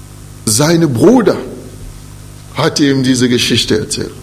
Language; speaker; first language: German; non-native, fluent; French